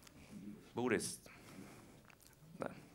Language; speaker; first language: Swedish; native; Swedish